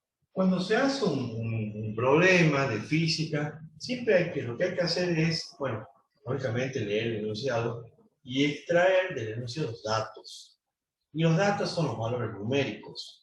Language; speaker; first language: Spanish; native; Spanish